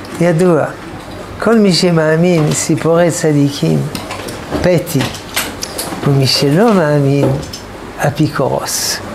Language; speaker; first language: Hebrew; non-native, fluent; French